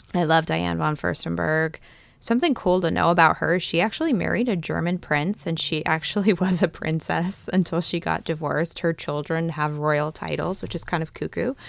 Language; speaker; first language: English; native; English